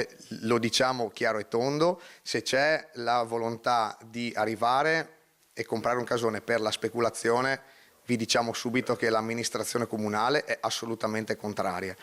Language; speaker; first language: Italian; native; Italian